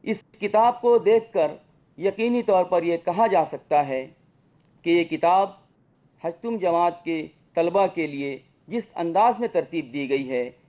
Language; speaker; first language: Urdu; native; Urdu